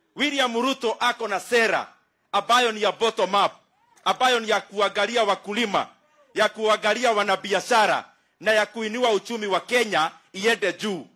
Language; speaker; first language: Swahili; non-native, local second language; Kikuyu